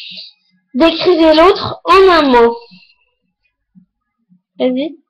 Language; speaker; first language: French; native; French